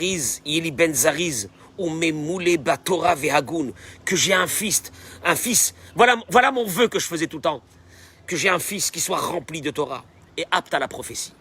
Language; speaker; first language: French; native; French